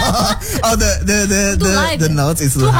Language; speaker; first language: English; non-native, learner; Indonesian